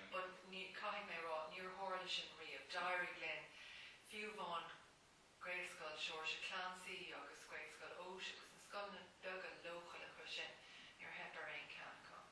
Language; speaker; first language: Irish; non-native, local second language; English